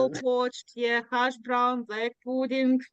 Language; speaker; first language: English; non-native, learner; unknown